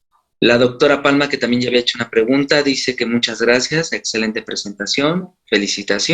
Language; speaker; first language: Spanish; native; Spanish